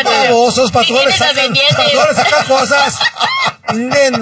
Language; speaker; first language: Spanish; native; Spanish